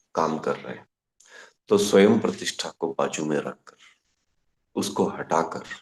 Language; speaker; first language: Hindi; non-native, local second language; Kannada